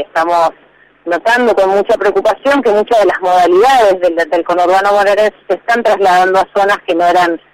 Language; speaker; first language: Spanish; native; Spanish